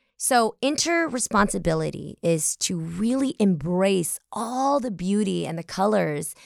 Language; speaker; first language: English; early bilingual, other home language; Vietnamese